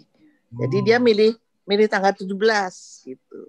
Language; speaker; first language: Indonesian; native; Indonesian